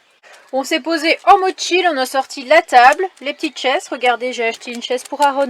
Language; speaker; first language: French; native; French